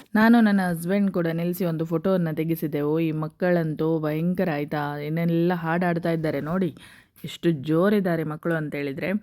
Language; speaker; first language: Kannada; non-native, local second language; Konkani